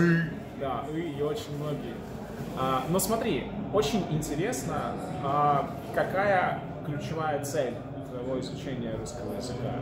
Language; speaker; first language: Russian; native; Russian